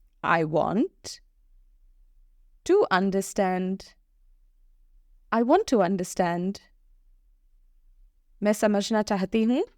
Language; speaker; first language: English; non-native, fluent; Hindi